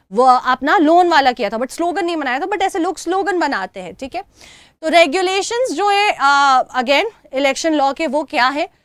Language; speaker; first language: Hindi; native; Hindi